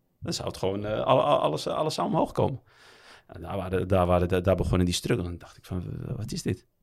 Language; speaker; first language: Dutch; early bilingual, other home language; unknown